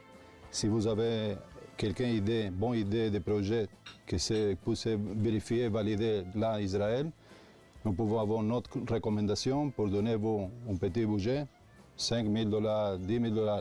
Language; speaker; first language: French; non-native, learner; Hebrew